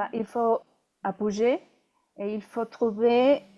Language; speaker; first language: French; non-native, fluent; Spanish